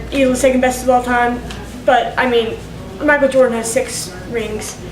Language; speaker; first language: English; native; English